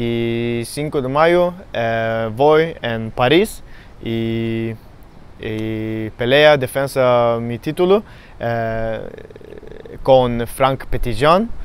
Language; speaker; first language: Spanish; non-native, learner; Swedish